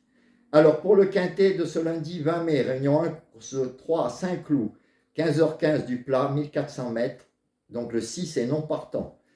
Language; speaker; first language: French; native; French